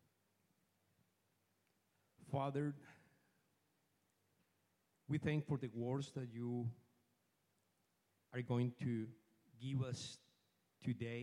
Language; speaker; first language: English; non-native, fluent; Spanish